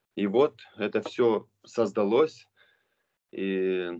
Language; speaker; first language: Russian; non-native, local second language; Romanian